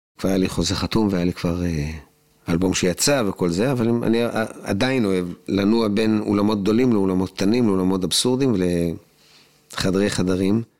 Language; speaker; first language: Hebrew; native; Hebrew